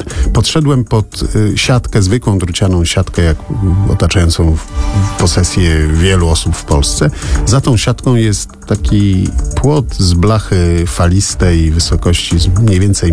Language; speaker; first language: Polish; native; Polish